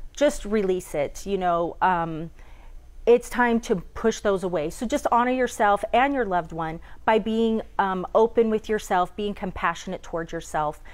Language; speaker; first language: English; native; English